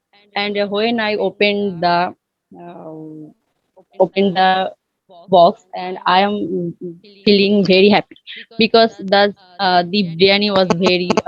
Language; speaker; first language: English; non-native, learner; Bangla